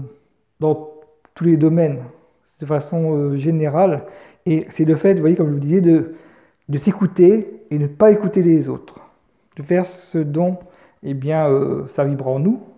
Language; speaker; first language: French; native; French